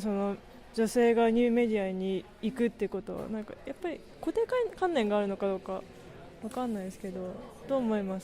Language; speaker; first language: Japanese; native; Japanese